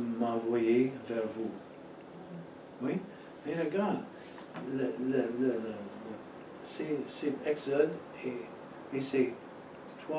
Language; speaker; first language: French; non-native, fluent; English